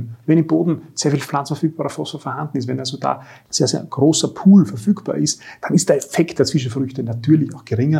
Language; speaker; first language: German; native; German